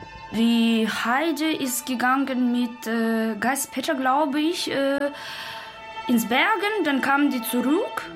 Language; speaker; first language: German; non-native, learner; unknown